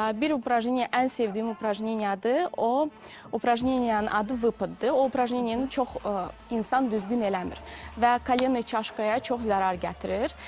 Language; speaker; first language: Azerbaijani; non-native, fluent; Russian